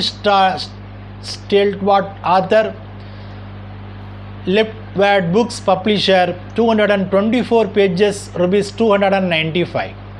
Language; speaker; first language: English; non-native, local second language; Tamil